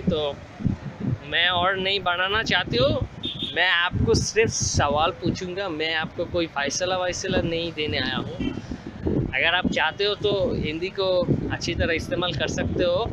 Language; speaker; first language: Hindi; non-native, learner; Bangla